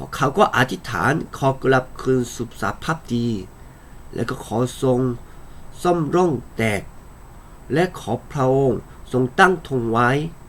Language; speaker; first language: Thai; non-native, fluent; Korean